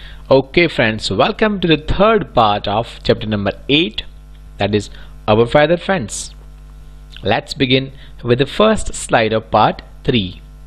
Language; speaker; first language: English; non-native, local second language; Gujarati